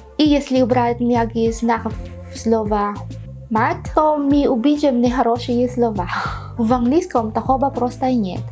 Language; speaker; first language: Russian; non-native, learner; Filipino